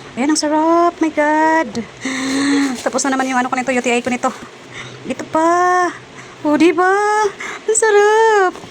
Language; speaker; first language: Filipino; non-native, local second language; Cebuano